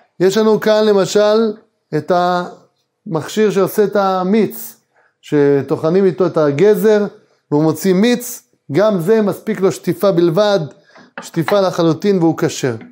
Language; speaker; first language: Hebrew; native; Hebrew